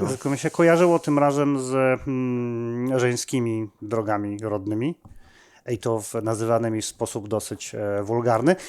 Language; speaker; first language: Polish; native; Polish